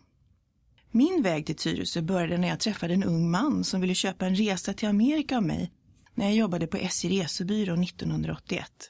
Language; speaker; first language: Swedish; early bilingual, other home language; English